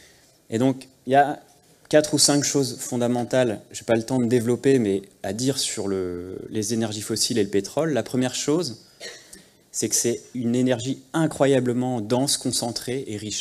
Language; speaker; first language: French; native; French